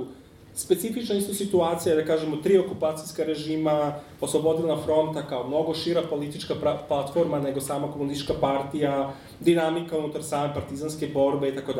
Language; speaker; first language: Serbian; native; Serbian